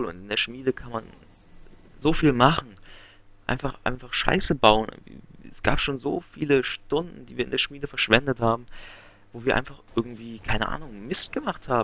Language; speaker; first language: German; native; German